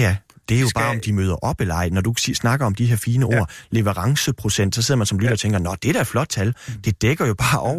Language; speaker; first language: Danish; native; Danish